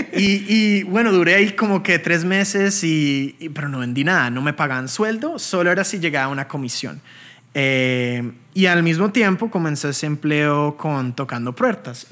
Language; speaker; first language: Spanish; early bilingual, heritage; Spanish